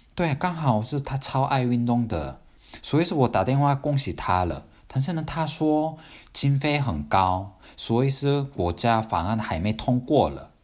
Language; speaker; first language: Chinese; non-native, fluent; Korean